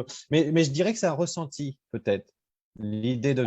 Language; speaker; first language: French; native; French